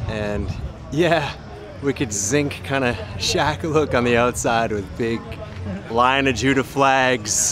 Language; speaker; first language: English; native; English